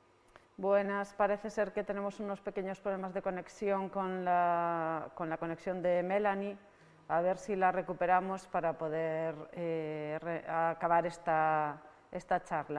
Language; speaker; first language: Spanish; native; Spanish